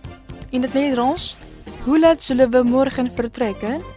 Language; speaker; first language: Dutch; non-native, learner; Indonesian